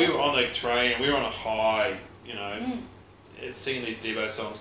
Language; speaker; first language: English; native; English